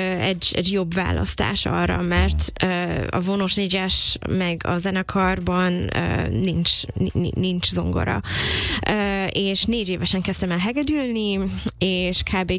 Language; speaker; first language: Hungarian; non-native, fluent; English